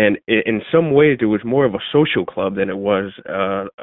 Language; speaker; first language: English; native; English